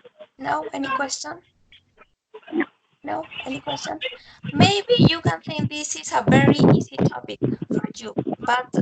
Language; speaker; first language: English; non-native, learner; Spanish